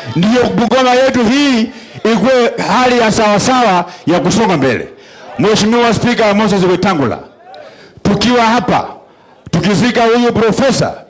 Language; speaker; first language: Swahili; non-native, local second language; Luyia